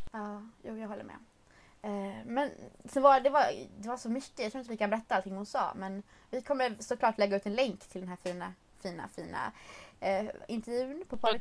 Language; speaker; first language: Swedish; native; Swedish